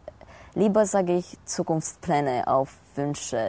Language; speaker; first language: German; non-native, fluent; Romanian